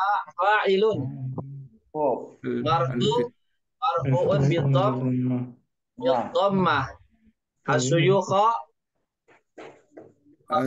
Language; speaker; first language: Arabic; non-native, fluent; Indonesian